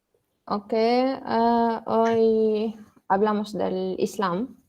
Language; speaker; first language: Spanish; non-native, learner; Arabic